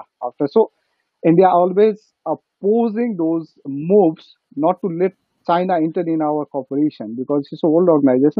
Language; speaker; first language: English; non-native, local second language; Nepali